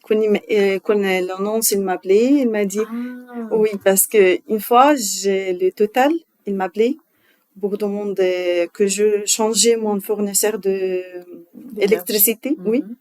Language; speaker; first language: French; non-native, learner; Arabic